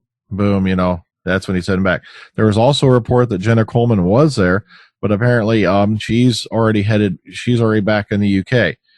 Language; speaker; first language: English; native; English